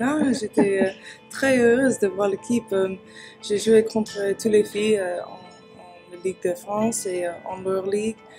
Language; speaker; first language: French; early bilingual, heritage; English